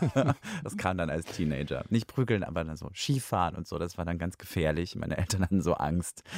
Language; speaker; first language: German; non-native, fluent; Russian